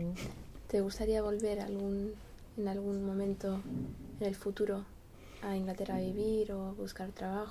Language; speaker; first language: Spanish; non-native, learner; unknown